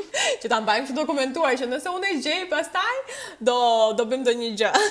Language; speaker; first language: Albanian; native; Albanian